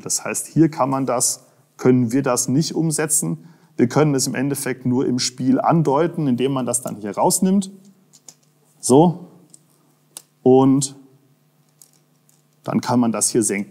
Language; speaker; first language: German; native; German